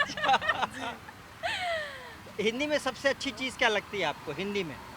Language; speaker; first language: Hindi; native; Hindi